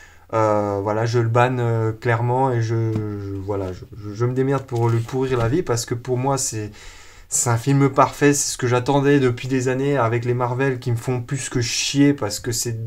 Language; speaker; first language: French; native; French